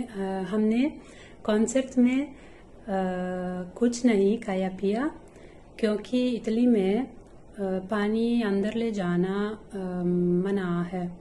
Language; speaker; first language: Hindi; non-native, learner; Italian